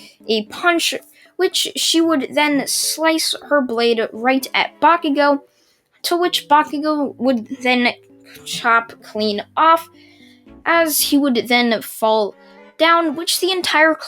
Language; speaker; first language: English; native; English